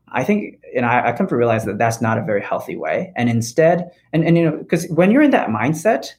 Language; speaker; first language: English; non-native, fluent; Japanese